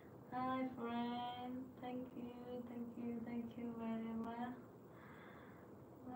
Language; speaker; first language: English; non-native, learner; Vietnamese